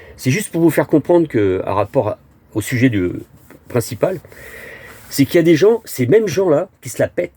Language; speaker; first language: French; native; French